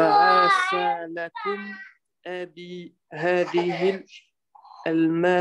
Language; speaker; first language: Arabic; non-native, learner; French